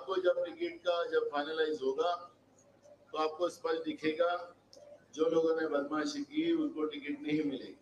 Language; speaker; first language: Hindi; non-native, local second language; Marathi